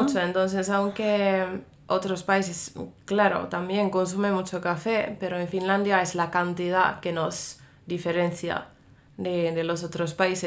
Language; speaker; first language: Spanish; non-native, fluent; Finnish